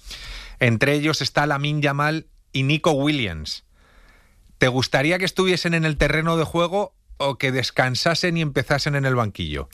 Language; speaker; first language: Spanish; native; Spanish